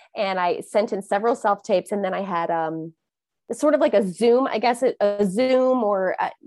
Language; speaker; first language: English; early bilingual, other home language; Thai